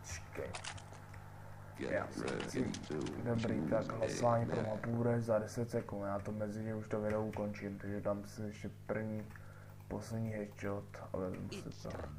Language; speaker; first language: Czech; native; Czech